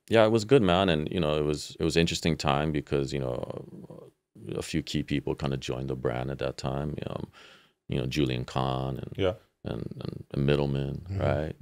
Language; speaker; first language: English; native; English